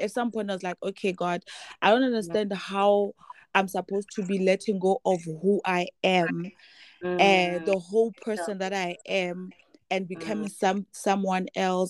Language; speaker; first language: English; non-native, local second language; Southern Sotho